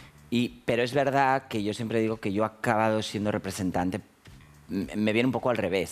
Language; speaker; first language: Spanish; native; Spanish